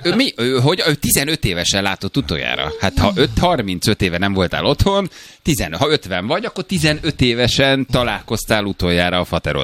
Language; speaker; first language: Hungarian; native; Hungarian